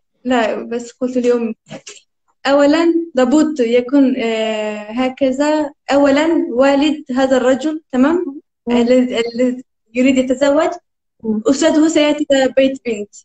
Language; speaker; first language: Arabic; non-native, learner; Turkish